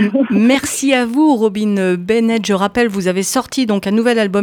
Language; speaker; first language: French; native; French